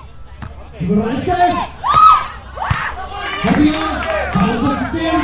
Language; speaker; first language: Portuguese; non-native, learner; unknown